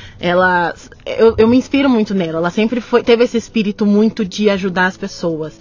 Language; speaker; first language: Portuguese; native; Portuguese